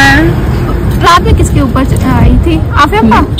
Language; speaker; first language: Hindi; native; Hindi